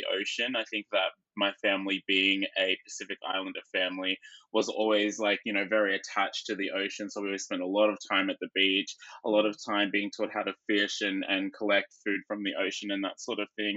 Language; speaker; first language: English; native; English